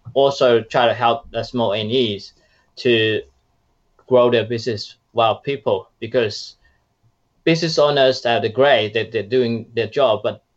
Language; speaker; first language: English; non-native, fluent; Chinese